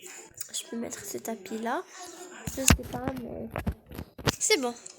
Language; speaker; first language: French; non-native, learner; Arabic